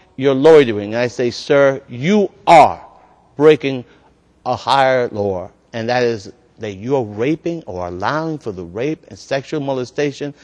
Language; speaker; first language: English; early bilingual, other home language; Spanish